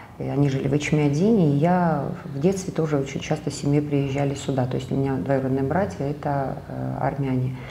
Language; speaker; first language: Russian; native; Russian